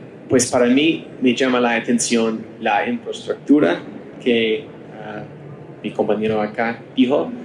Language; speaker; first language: Spanish; non-native, learner; English